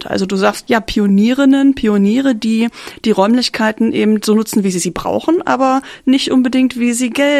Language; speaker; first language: German; native; German